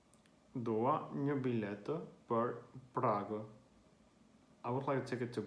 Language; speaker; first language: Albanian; non-native, learner; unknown